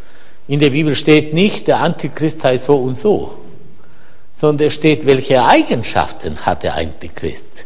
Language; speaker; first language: German; non-native, fluent; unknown